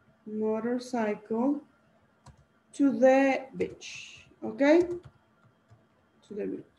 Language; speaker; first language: English; non-native, learner; Spanish